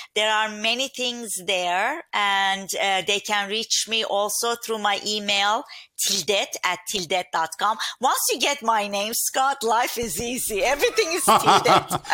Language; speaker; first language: English; non-native, fluent; Turkish